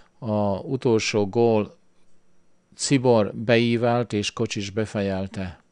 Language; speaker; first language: Hungarian; early bilingual, heritage; Hungarian